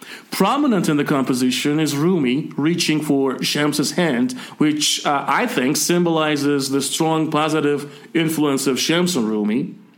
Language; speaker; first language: English; non-native, fluent; Persian